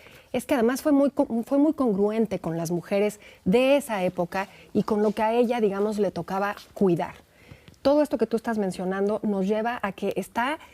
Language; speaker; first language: Spanish; native; Spanish